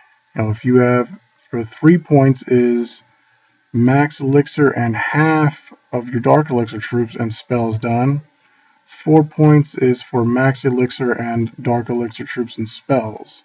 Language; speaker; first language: English; native; English